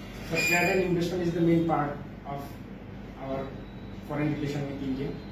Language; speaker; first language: English; non-native, local second language; Bangla